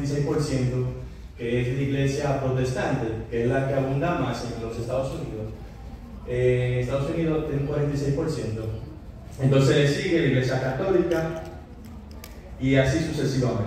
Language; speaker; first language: Spanish; early bilingual, heritage; Spanish